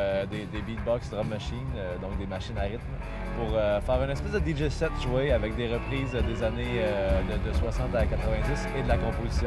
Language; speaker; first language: French; native; French